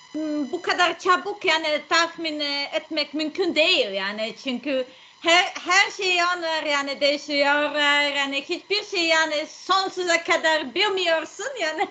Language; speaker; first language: Turkish; non-native, learner; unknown